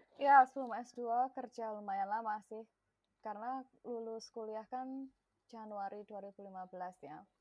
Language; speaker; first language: Indonesian; non-native, local second language; Javanese